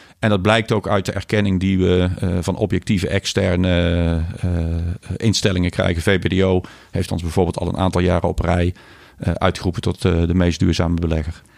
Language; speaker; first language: Dutch; native; Dutch